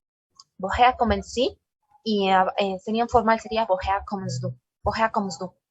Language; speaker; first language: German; non-native, learner; Spanish